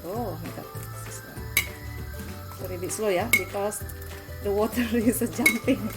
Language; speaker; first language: English; non-native, learner; Indonesian